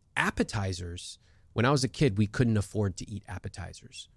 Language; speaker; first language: English; early bilingual, other home language; Hindi